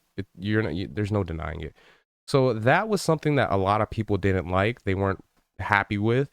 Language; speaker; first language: English; native; English